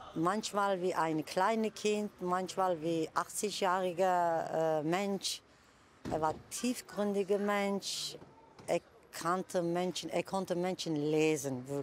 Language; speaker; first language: German; non-native, fluent; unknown